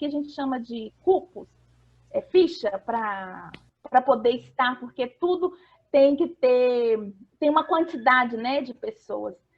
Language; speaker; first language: Portuguese; native; Portuguese